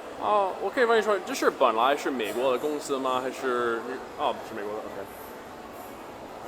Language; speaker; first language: Chinese; non-native, fluent; English